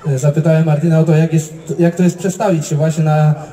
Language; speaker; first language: Polish; native; Polish